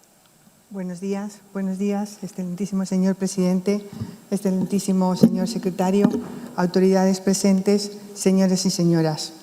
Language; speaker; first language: Spanish; native; Spanish